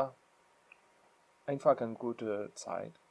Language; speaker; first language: German; non-native, learner; English